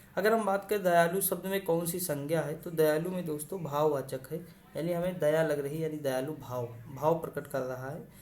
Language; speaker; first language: Hindi; native; Hindi